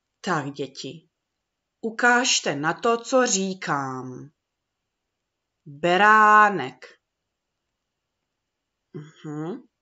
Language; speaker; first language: Czech; early bilingual, heritage; Czech